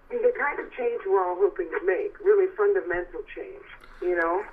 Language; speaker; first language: English; native; English